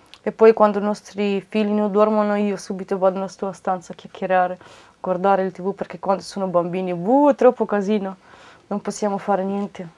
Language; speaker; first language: Italian; non-native, fluent; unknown